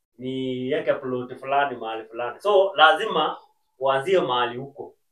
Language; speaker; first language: Swahili; native; Swahili